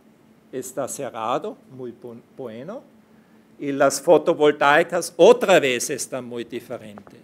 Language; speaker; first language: Spanish; non-native, fluent; German